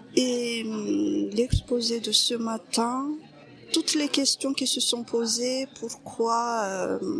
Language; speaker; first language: French; non-native, local second language; Malagasy